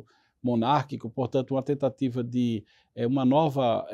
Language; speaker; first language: Portuguese; native; Portuguese